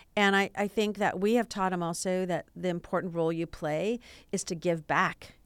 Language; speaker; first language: English; native; English